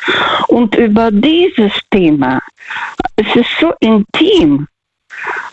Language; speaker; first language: German; early bilingual, other home language; Russian